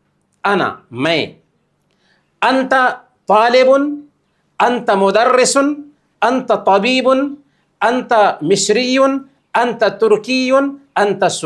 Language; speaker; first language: Arabic; non-native, fluent; Urdu